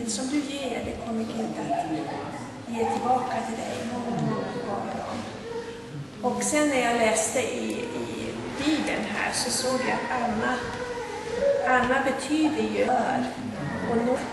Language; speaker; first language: Swedish; non-native, fluent; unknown